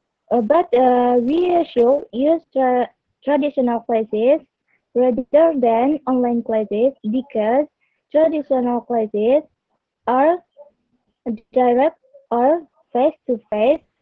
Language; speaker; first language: English; non-native, learner; Indonesian